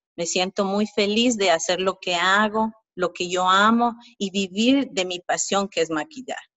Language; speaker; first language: Spanish; native; Spanish